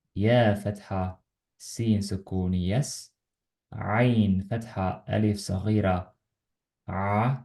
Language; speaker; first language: Arabic; non-native, learner; Estonian